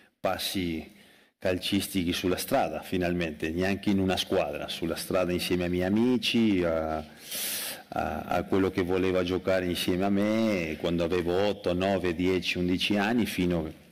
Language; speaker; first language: Italian; non-native, fluent; Spanish